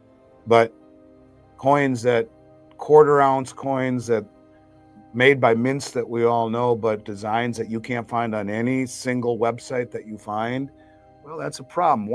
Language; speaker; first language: English; native; English